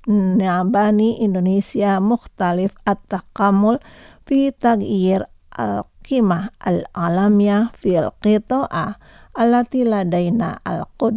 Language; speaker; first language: Arabic; non-native, fluent; Indonesian